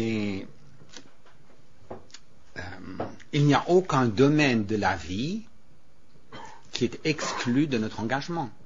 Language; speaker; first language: French; native; French